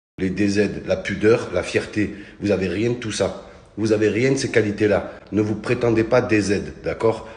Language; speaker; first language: French; early bilingual, other home language; Arabic